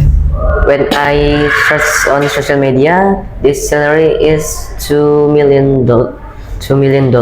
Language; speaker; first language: English; non-native, learner; Indonesian